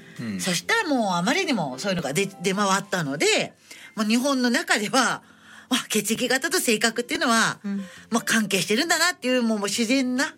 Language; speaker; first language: Japanese; native; Japanese